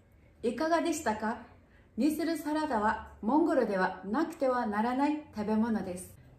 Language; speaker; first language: Japanese; non-native, fluent; Mongolian